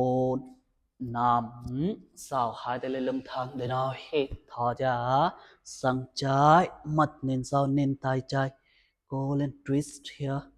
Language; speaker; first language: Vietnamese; non-native, learner; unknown